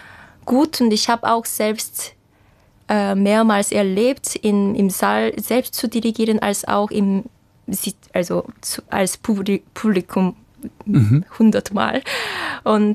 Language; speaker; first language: German; non-native, fluent; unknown